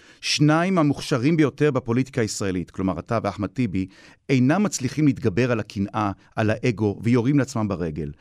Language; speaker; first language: Hebrew; native; Hebrew